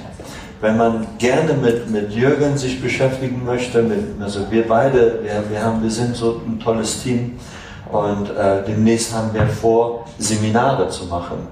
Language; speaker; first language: German; non-native, fluent; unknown